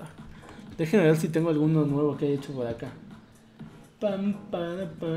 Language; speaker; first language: Spanish; native; Spanish